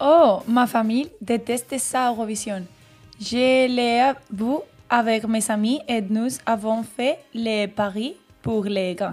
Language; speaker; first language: French; non-native, learner; Spanish